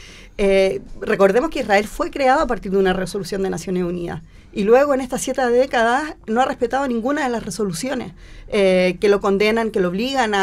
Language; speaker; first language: Spanish; native; Spanish